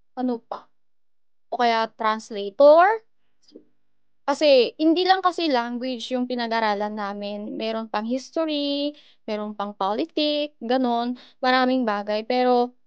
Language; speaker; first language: Filipino; early bilingual, other home language; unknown